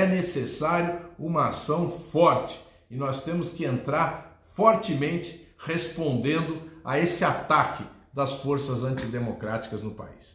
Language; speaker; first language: Portuguese; native; Portuguese